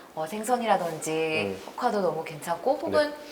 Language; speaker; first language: Korean; non-native, fluent; French